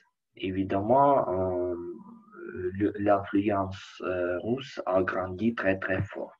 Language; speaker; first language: French; non-native, learner; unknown